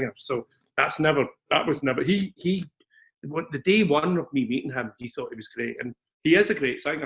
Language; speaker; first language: English; native; English